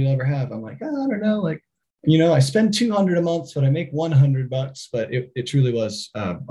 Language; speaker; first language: English; native; English